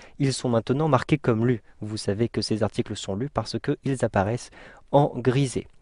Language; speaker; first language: French; native; French